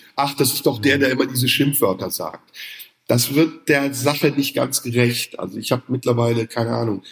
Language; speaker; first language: German; early bilingual, other home language; Turkish